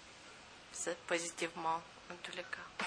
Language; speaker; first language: French; non-native, fluent; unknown